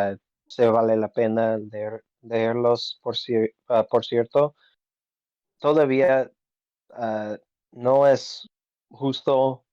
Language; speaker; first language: Spanish; non-native, learner; English